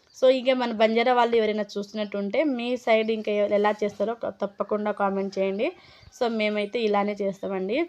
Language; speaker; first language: Telugu; non-native, local second language; Lambadi